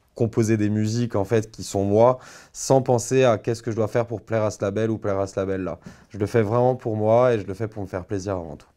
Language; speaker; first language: French; native; French